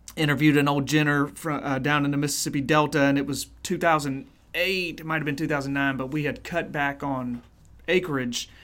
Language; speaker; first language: English; native; English